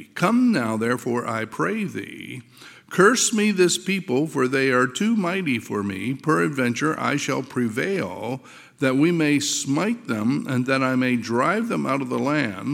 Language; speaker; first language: English; native; English